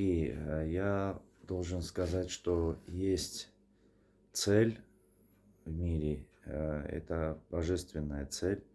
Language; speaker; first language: Russian; non-native, fluent; Armenian